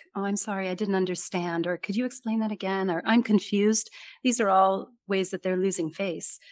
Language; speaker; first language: English; native; English